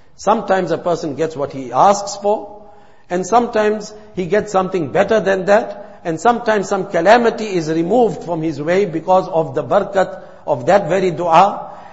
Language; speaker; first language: English; native; English